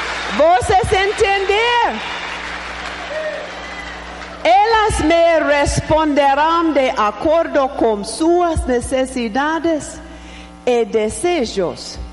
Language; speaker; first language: Portuguese; non-native, learner; English